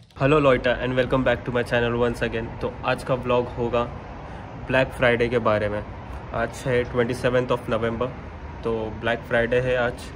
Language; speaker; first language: Hindi; native; Hindi